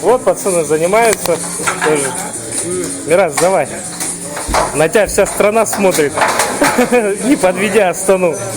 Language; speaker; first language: Russian; native; Russian